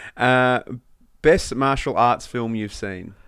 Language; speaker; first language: English; native; English